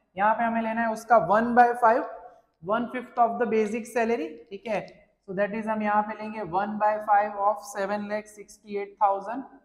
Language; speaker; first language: Hindi; non-native, local second language; Gujarati